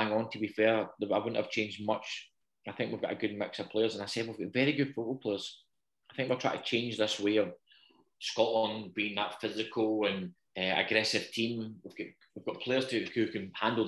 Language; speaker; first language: English; native; English